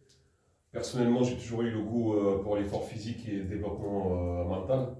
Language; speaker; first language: French; native; French